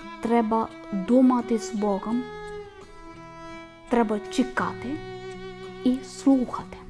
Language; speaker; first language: Ukrainian; non-native, learner; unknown